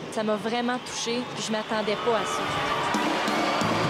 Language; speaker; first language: French; native; French